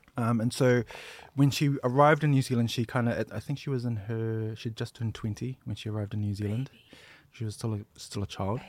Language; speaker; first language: English; native; English